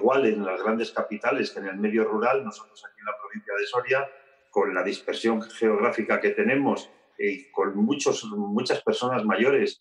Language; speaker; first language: Spanish; native; Spanish